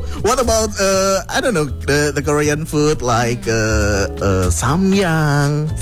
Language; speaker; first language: English; non-native, learner; Indonesian